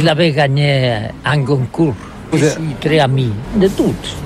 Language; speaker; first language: French; non-native, learner; Catalan